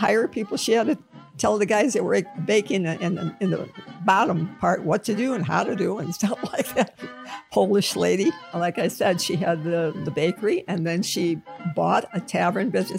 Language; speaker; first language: English; native; English